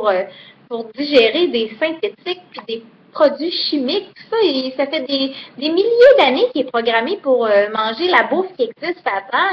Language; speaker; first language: French; native; French